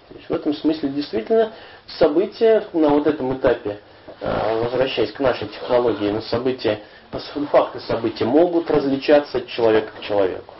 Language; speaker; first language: Russian; native; Russian